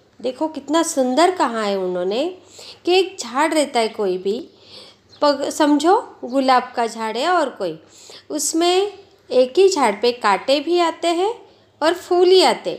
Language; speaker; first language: Hindi; non-native, local second language; Marathi